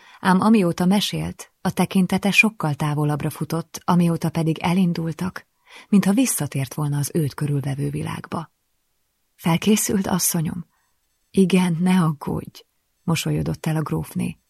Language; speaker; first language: Hungarian; native; Hungarian